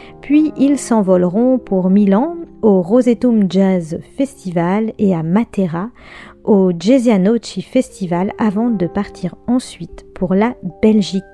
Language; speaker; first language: French; native; French